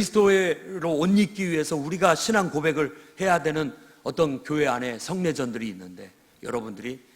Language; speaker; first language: Korean; native; Korean